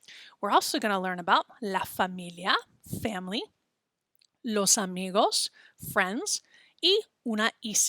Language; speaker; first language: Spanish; non-native, fluent; English